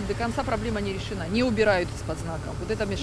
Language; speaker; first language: Russian; native; Russian